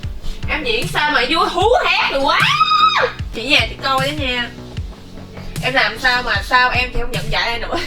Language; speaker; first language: Vietnamese; native; Vietnamese